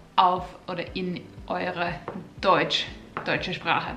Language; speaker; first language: German; non-native, fluent; Finnish